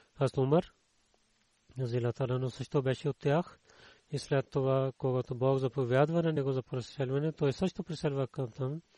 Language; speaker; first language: Bulgarian; non-native, learner; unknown